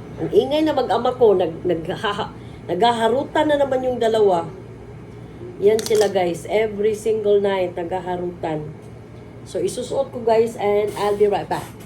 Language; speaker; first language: Filipino; non-native, local second language; Cebuano